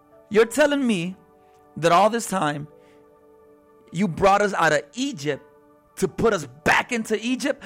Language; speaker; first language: English; early bilingual, other home language; Spanish